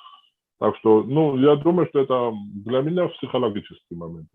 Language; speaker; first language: Russian; non-native, fluent; Georgian